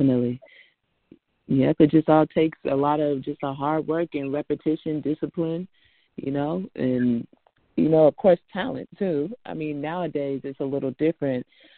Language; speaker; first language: English; native; English